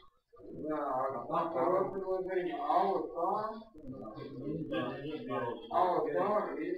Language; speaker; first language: Russian; native; Russian